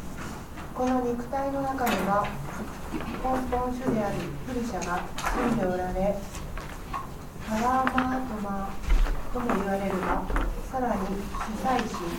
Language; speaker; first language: Japanese; native; Japanese